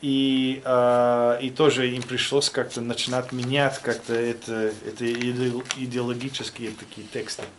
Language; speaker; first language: Russian; non-native, fluent; German